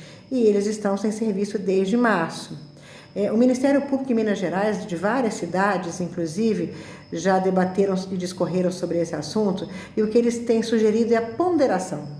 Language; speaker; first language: Portuguese; native; Portuguese